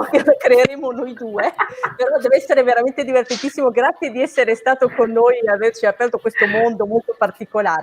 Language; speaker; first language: Italian; native; Italian